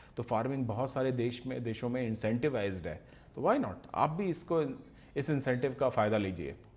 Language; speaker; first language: Hindi; native; Hindi